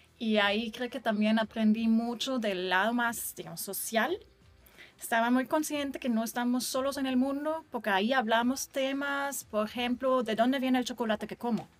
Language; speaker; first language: Spanish; non-native, fluent; German